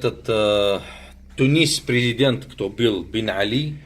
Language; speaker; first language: Russian; non-native, learner; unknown